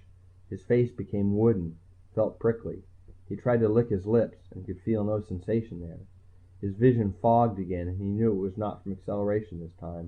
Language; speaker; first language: English; native; English